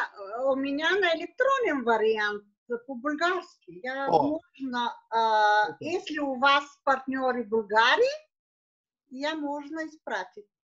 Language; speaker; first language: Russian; non-native, learner; Bulgarian